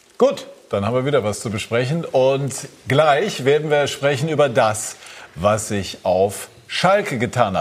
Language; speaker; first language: German; native; German